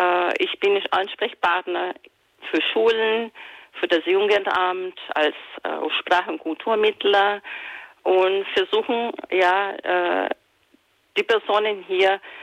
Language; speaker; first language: German; non-native, fluent; Portuguese